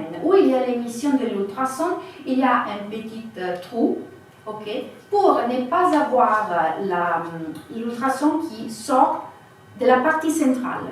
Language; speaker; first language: French; non-native, fluent; Italian